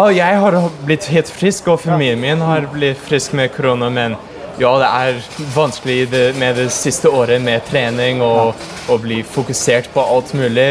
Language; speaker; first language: Norwegian; early bilingual, heritage; English